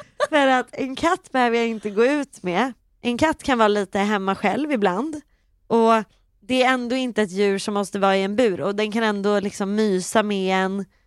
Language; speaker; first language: Swedish; native; Swedish